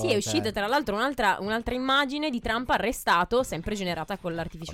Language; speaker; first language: Italian; native; Italian